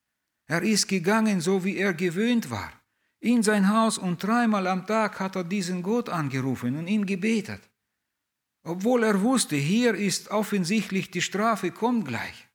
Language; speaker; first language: German; non-native, fluent; Russian